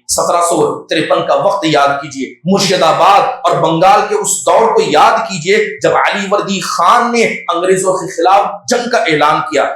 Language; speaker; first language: Urdu; native; Urdu